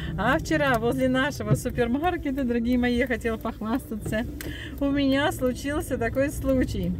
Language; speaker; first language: Russian; native; Russian